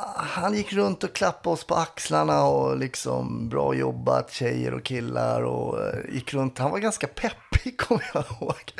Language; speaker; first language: Swedish; native; Swedish